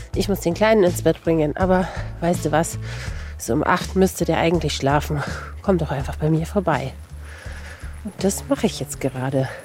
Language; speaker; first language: German; native; German